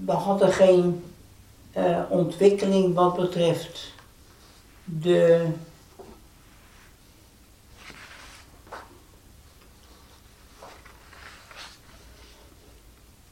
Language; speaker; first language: Dutch; native; Dutch